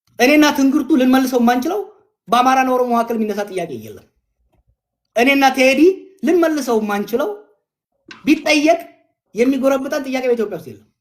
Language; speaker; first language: Amharic; non-native, local second language; Oromo